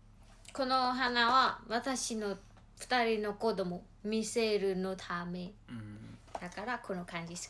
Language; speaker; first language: Japanese; non-native, learner; Mongolian